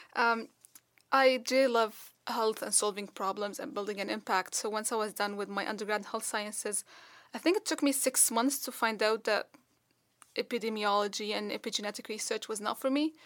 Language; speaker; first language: English; non-native, fluent; Arabic